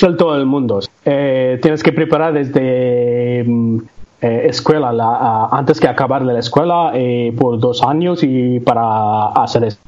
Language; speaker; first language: Spanish; non-native, learner; Tamil